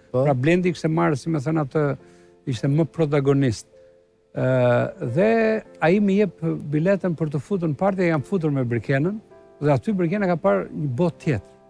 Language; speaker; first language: Albanian; native; Albanian